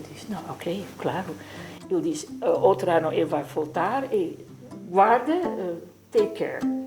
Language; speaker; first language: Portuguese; non-native, learner; Dutch